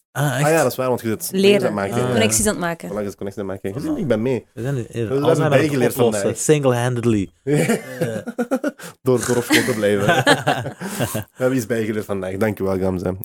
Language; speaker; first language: Dutch; native; Dutch